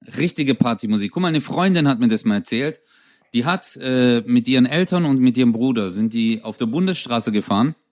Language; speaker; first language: German; early bilingual, other home language; Turkish